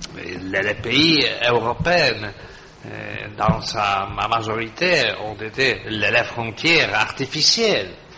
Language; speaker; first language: French; non-native, fluent; Polish